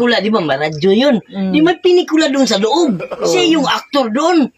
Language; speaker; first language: Filipino; non-native, local second language; Cebuano